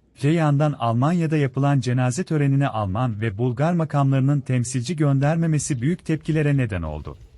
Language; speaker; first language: Turkish; native; Turkish